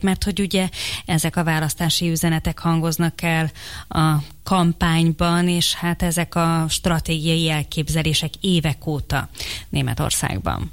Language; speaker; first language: Hungarian; native; Hungarian